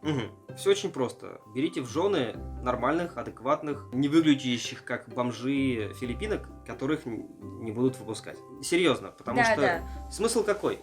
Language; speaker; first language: Russian; native; Russian